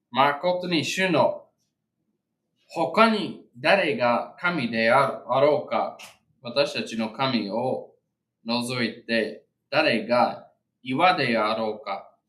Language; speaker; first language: Japanese; non-native, fluent; English